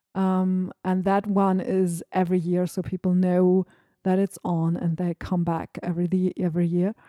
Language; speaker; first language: English; non-native, fluent; German